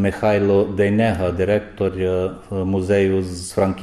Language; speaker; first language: Ukrainian; early bilingual, heritage; Ukrainian